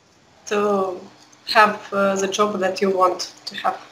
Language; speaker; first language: English; non-native, learner; Russian